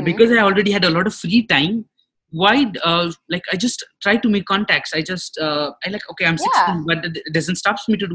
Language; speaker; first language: English; non-native, local second language; Marwari